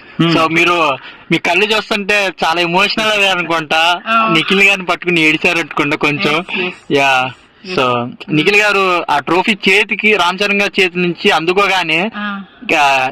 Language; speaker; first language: Telugu; native; Telugu